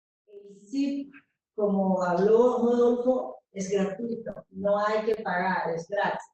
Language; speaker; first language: Spanish; non-native, fluent; Portuguese